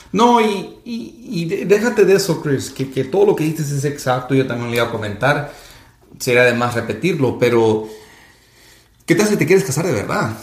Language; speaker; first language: Spanish; early bilingual, heritage; Spanish